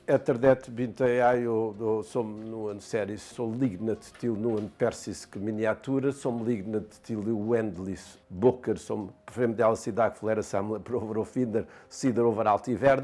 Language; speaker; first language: Norwegian; non-native, fluent; Bosnian